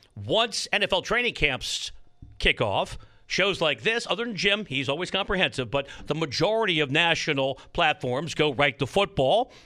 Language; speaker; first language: English; native; English